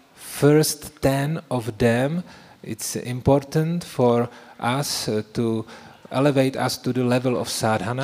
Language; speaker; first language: English; non-native, fluent; Czech